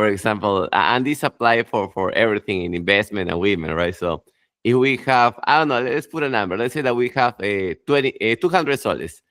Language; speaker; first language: English; non-native, fluent; Spanish